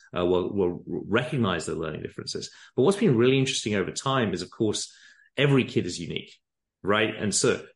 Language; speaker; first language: English; native; English